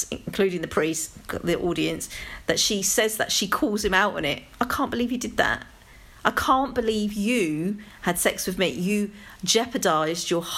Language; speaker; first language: English; native; English